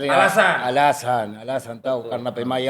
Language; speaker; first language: Indonesian; non-native, fluent; Spanish